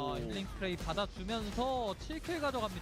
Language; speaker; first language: Korean; native; Korean